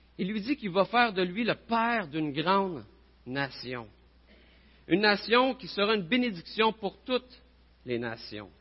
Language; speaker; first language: French; native; French